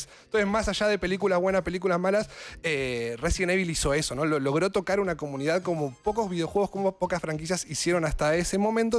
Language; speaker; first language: Spanish; native; Spanish